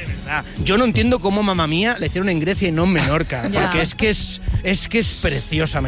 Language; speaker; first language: Spanish; native; Spanish